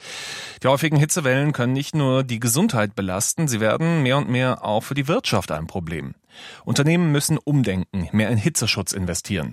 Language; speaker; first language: German; native; German